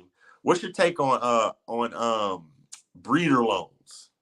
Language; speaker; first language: English; native; English